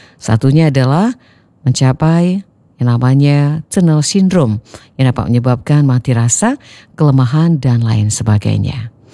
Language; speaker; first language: Indonesian; native; Indonesian